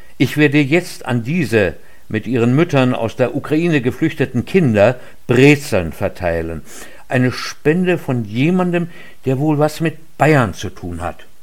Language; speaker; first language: German; native; German